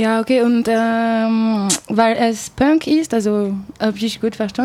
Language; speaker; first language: German; non-native, learner; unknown